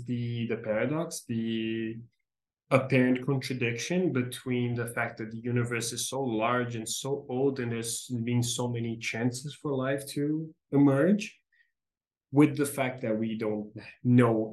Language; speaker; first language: English; non-native, fluent; Portuguese